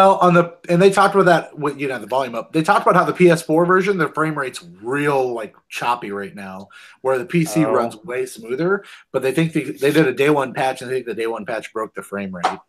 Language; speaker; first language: English; native; English